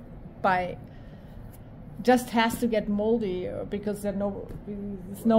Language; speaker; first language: English; native; English